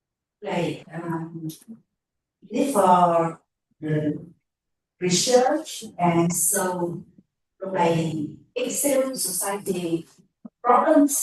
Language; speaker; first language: English; non-native, learner; Vietnamese